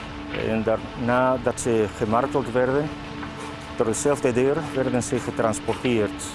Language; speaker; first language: Dutch; non-native, fluent; Spanish